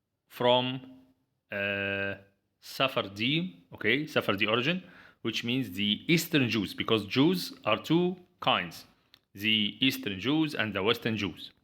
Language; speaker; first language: English; non-native, fluent; Arabic